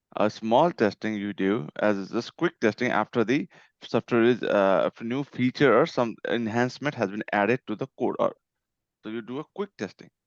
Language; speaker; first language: English; non-native, local second language; Nepali